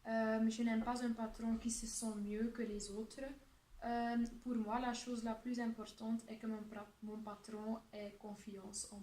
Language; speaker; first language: French; non-native, local second language; Dutch